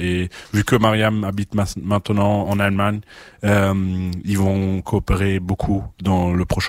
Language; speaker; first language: French; non-native, fluent; German